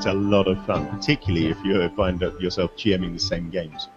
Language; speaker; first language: English; native; English